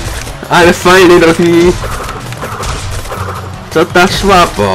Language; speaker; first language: Polish; non-native, learner; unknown